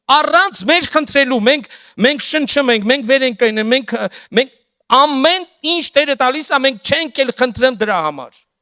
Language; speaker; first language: Armenian; native; Armenian